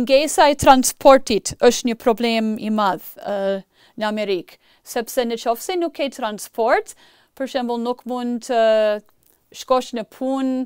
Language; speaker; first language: Albanian; non-native, fluent; English